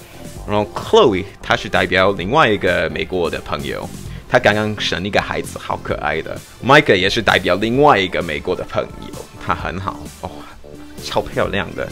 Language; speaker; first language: Chinese; non-native, fluent; English